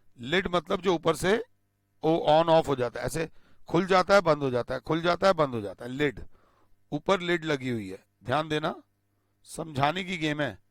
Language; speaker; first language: Hindi; native; Hindi